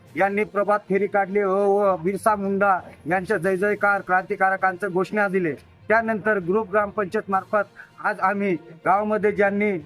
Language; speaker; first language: Marathi; non-native, local second language; Bhili